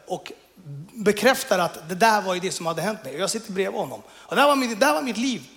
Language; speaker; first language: Swedish; early bilingual, other home language; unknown